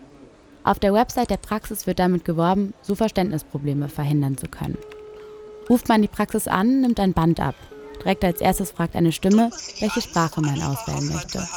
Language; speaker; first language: German; native; German